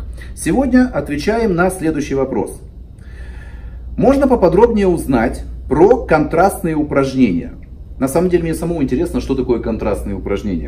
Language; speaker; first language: Russian; native; Russian